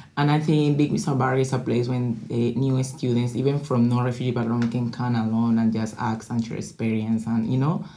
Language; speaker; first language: English; non-native, learner; Spanish